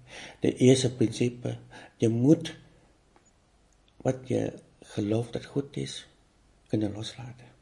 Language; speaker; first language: Dutch; non-native, fluent; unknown